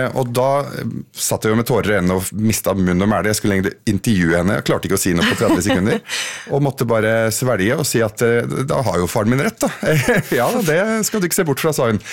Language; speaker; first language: Norwegian; early bilingual, other home language; Arabic